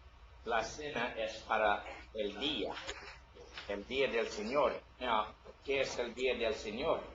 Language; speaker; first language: Spanish; non-native, learner; English